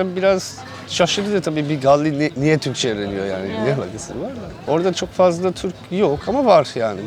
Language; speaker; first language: Turkish; non-native, fluent; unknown